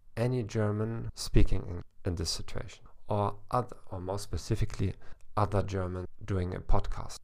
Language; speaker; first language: English; non-native, fluent; German